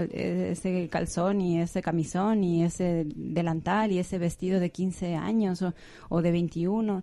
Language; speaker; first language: Spanish; native; Spanish